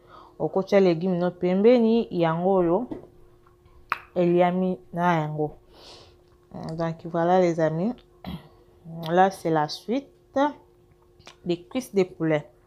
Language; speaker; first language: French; non-native, local second language; Lingala